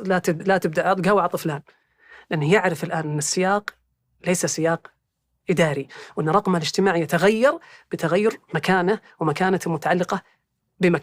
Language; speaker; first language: Arabic; native; Arabic